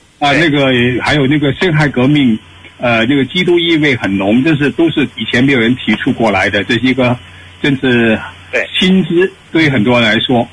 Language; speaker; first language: Chinese; non-native, local second language; Cantonese